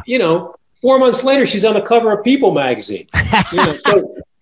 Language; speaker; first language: English; native; English